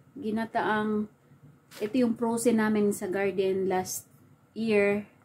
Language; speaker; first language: Filipino; non-native, local second language; Cebuano